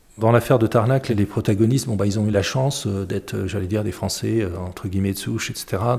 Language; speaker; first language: French; early bilingual, other home language; Arabic